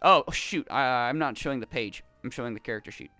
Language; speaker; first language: English; native; English